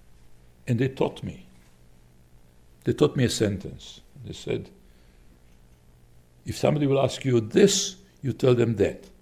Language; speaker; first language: English; non-native, fluent; Slovak